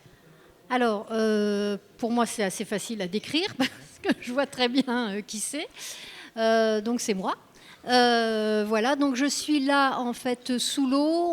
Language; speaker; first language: French; native; French